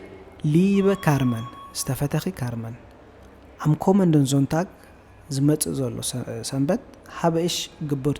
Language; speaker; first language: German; non-native, fluent; Tigrinya